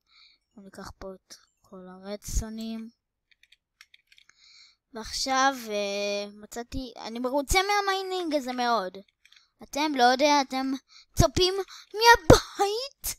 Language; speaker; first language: Hebrew; native; Hebrew